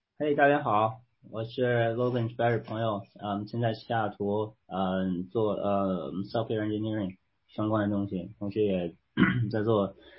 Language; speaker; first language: Chinese; native; Chinese